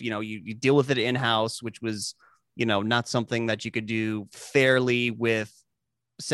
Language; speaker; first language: English; native; English